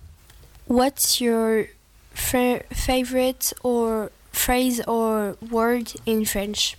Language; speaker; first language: English; non-native, learner; French